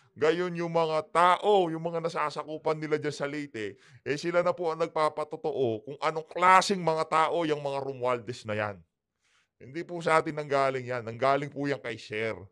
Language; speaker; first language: Filipino; native; Filipino